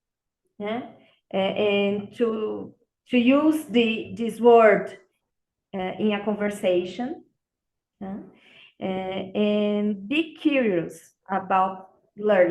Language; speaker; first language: English; non-native, learner; Portuguese